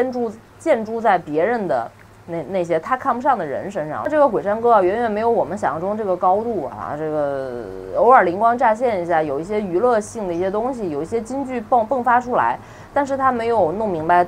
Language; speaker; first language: Chinese; native; Chinese